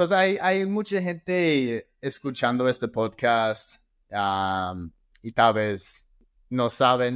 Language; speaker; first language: Spanish; non-native, fluent; English